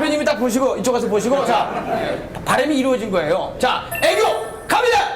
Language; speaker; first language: Korean; native; Korean